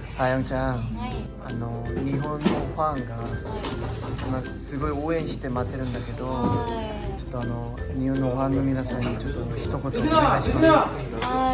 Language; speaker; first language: Japanese; non-native, fluent; Korean